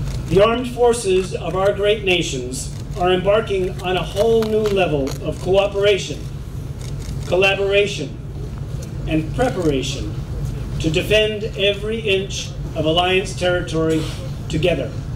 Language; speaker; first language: English; native; English